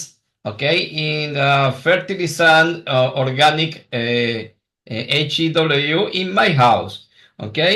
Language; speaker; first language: English; non-native, learner; Spanish